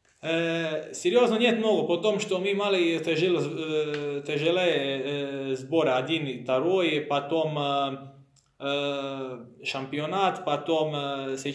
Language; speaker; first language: Russian; non-native, learner; Croatian